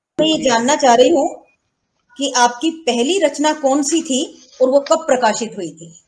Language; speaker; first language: Hindi; native; Hindi